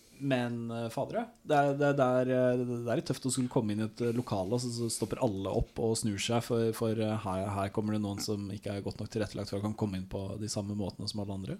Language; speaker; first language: Norwegian; native; Norwegian